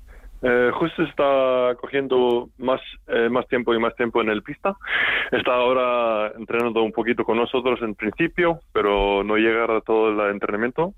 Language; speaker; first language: Spanish; non-native, learner; Icelandic